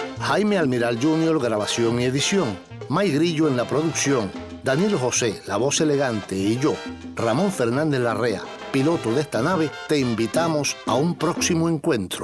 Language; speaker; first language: Spanish; native; Spanish